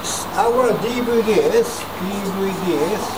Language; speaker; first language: English; non-native, learner; Japanese